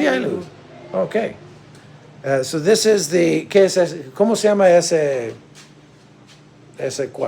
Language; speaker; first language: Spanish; non-native, learner; English